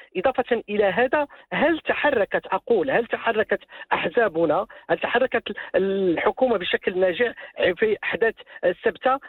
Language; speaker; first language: Arabic; native; Arabic